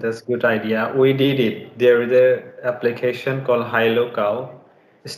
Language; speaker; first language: English; non-native, learner; Bangla